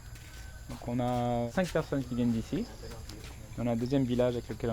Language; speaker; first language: French; native; French